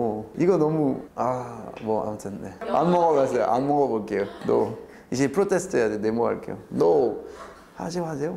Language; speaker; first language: Korean; non-native, fluent; French